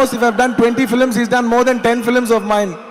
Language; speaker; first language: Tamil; non-native, local second language; Telugu